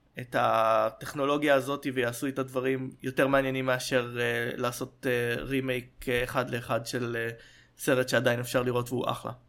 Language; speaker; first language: Hebrew; native; Hebrew